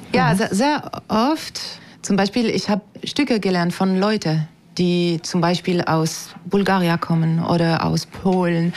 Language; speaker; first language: German; non-native, fluent; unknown